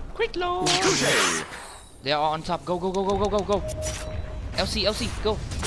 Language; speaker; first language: English; non-native, learner; Vietnamese